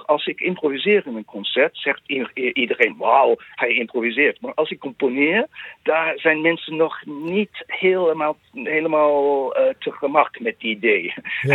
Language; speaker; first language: Dutch; non-native, fluent; English